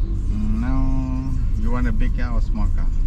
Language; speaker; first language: English; non-native, local second language; Malay